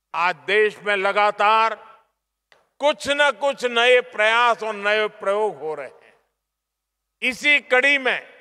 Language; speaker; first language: Hindi; non-native, local second language; Gujarati